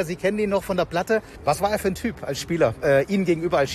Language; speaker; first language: German; native; German